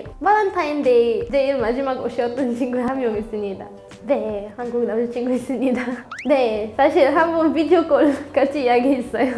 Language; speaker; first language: Korean; non-native, fluent; Arabic